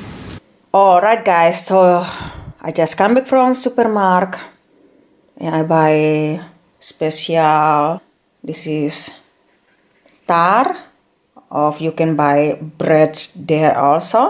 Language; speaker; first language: English; non-native, learner; Indonesian